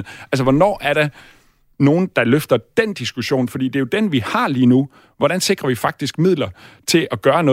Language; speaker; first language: Danish; native; Danish